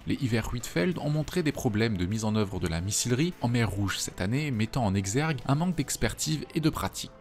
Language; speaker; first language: French; native; French